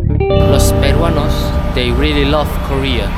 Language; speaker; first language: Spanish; non-native, fluent; Indonesian